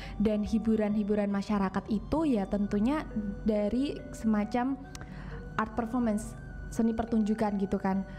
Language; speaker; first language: Indonesian; non-native, local second language; Javanese